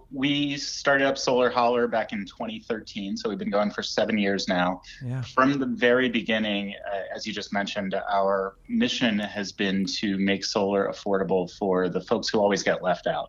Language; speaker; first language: English; native; English